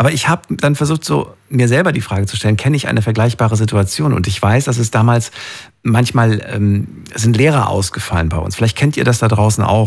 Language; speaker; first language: German; native; German